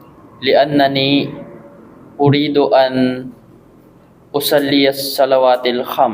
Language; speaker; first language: Arabic; non-native, learner; Filipino